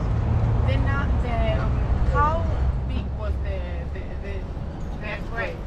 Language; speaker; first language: English; non-native, fluent; Greek